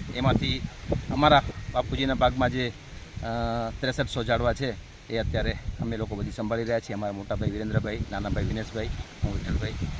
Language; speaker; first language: Gujarati; non-native, local second language; Kachhi